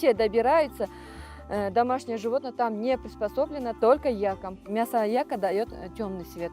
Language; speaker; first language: Russian; non-native, local second language; Kyrgyz